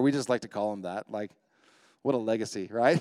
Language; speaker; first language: English; native; English